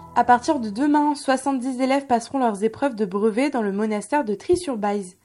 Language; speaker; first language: French; native; French